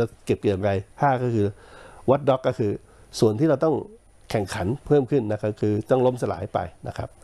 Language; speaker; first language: Thai; native; Thai